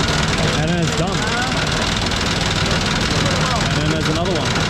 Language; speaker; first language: English; native; English